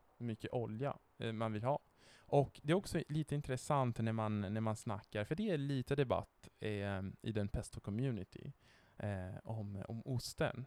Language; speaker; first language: Swedish; non-native, fluent; Italian